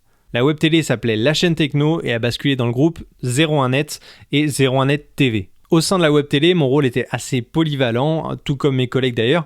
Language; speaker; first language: French; native; French